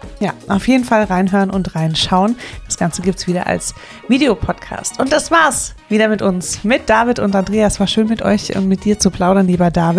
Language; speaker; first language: German; native; German